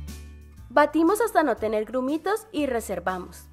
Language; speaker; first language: Spanish; native; Spanish